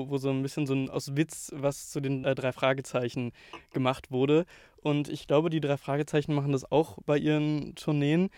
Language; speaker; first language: German; native; German